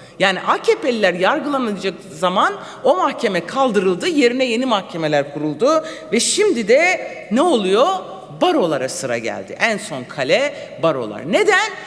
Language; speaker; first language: Turkish; non-native, local second language; Kurdish